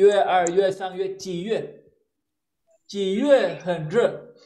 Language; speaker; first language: Chinese; non-native, fluent; Spanish